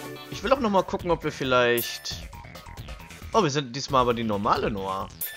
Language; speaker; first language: German; native; German